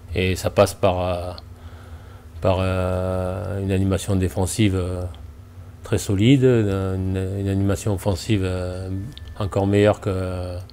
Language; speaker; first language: French; native; French